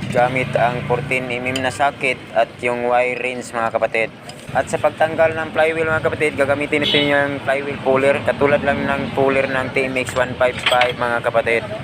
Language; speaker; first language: Filipino; native; Filipino